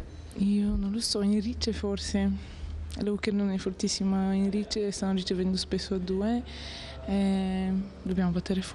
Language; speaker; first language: Italian; non-native, fluent; Bulgarian